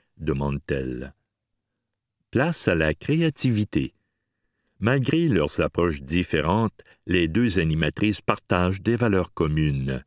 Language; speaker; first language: French; native; French